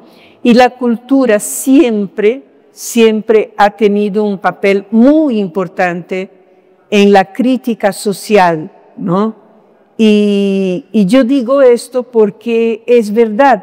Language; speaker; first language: Spanish; non-native, fluent; Portuguese